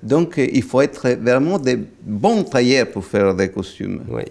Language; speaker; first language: French; non-native, fluent; Italian